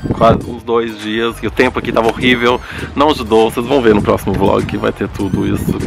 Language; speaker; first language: Portuguese; early bilingual, other home language; English